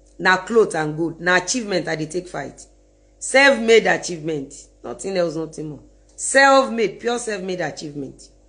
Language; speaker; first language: Nigerian Pidgin; non-native, local second language; Yoruba